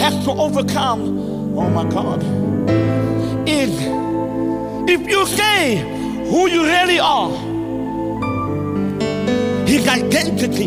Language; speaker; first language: English; native; English